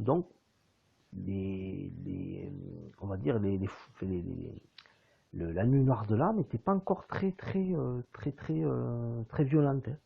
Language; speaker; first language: French; native; French